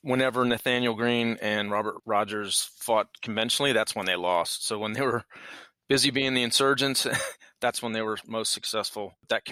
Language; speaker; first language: English; native; English